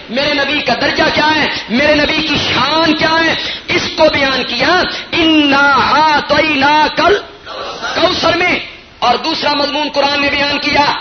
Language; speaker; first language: Urdu; non-native, local second language; Punjabi